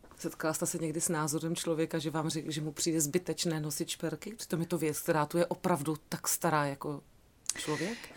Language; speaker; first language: Czech; native; Czech